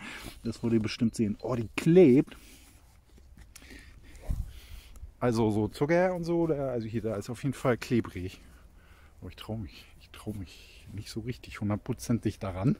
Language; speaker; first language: German; native; German